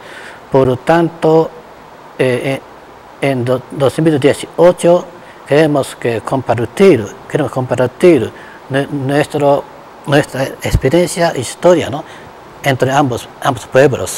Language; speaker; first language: Spanish; non-native, fluent; Japanese